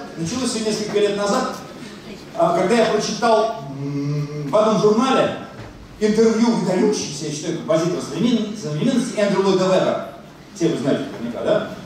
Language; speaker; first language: Russian; native; Russian